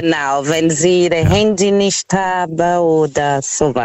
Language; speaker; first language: German; non-native, fluent; Portuguese